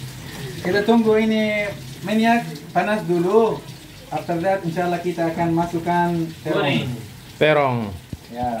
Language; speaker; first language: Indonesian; non-native, learner; Arabic